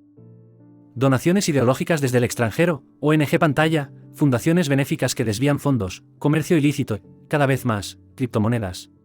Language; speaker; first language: Spanish; native; Spanish